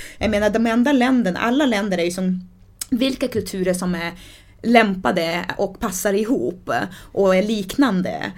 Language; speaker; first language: Swedish; early bilingual, other home language; Portuguese